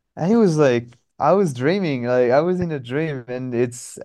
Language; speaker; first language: English; non-native, fluent; French